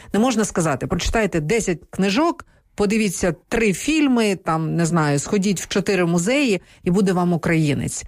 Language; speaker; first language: Ukrainian; non-native, local second language; Russian